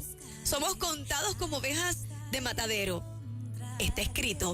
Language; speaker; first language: Spanish; native; Spanish